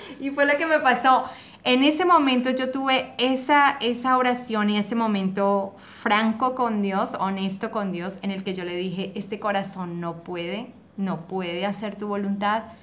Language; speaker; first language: Spanish; native; Spanish